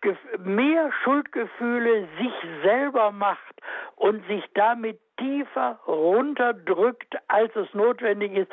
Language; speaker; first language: German; native; German